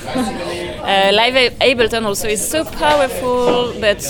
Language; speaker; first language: English; non-native, fluent; French